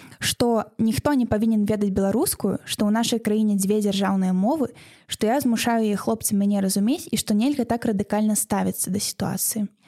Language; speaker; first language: Belarusian; non-native, local second language; Russian